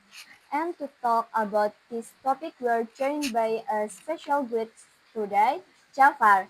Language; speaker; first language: English; non-native, learner; Indonesian